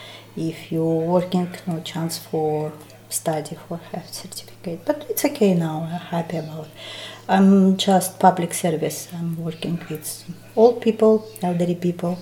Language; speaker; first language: English; non-native, learner; Russian